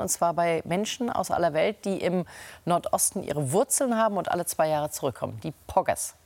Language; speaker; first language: German; native; German